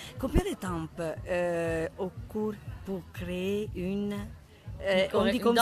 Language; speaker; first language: French; non-native, learner; Italian